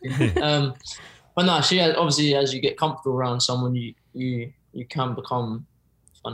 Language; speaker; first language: English; native; English